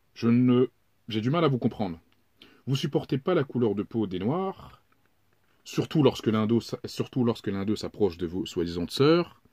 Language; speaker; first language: French; native; French